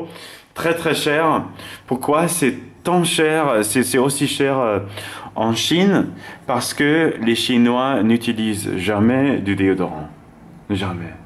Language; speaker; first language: French; non-native, fluent; German